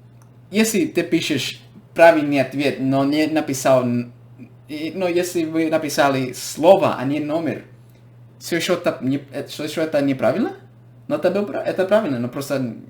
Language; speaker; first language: Russian; non-native, fluent; English